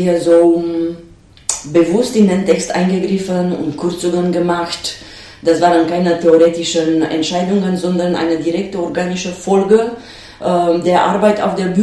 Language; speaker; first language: German; non-native, fluent; Romanian